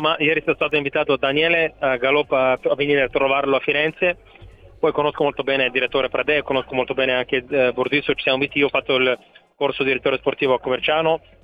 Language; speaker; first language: Italian; non-native, fluent; Bulgarian